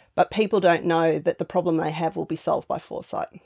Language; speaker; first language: English; native; English